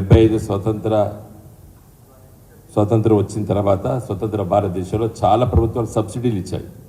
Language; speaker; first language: Telugu; native; Telugu